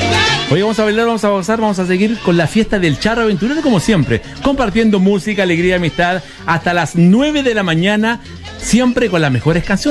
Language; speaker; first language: Spanish; native; Spanish